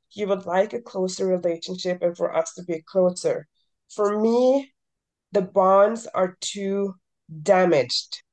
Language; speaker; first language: English; early bilingual, other home language; Norwegian